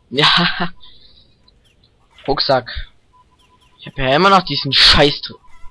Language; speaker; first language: German; native; German